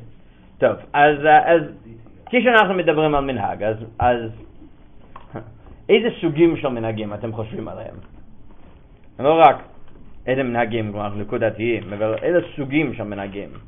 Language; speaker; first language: Hebrew; non-native, fluent; English